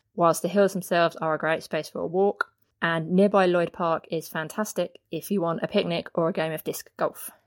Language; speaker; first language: English; native; English